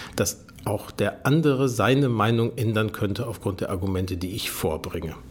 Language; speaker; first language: German; native; German